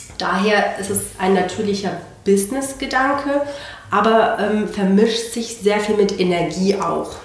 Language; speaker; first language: German; non-native, fluent; Spanish